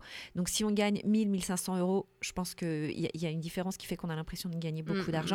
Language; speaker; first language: French; native; French